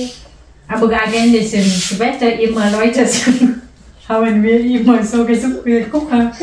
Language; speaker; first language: German; non-native, learner; Vietnamese